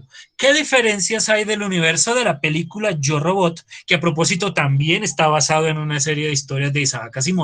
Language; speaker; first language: Spanish; native; Spanish